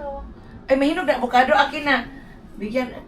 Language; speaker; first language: Filipino; non-native, local second language; Cebuano